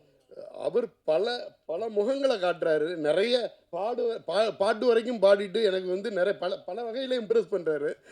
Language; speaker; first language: Tamil; native; Tamil